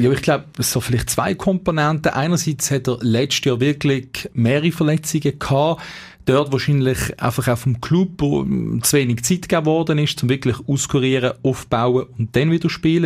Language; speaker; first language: German; native; German